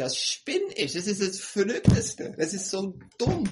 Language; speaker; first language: German; non-native, fluent; English